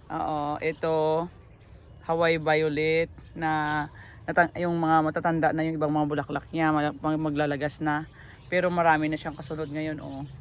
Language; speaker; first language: Filipino; native; Filipino